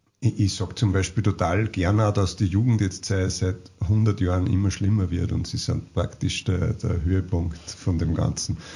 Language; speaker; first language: German; native; German